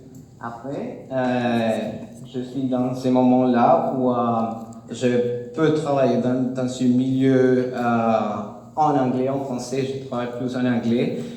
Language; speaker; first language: French; non-native, learner; Spanish